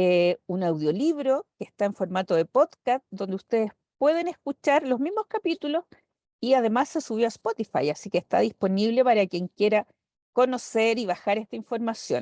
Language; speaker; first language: Spanish; native; Spanish